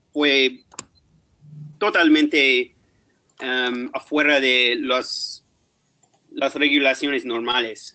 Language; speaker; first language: Spanish; non-native, fluent; English